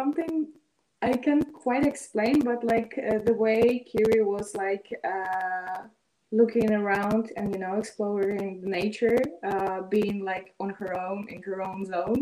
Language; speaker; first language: English; non-native, fluent; Russian